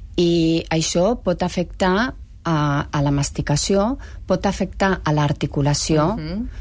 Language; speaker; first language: Catalan; non-native, local second language; Spanish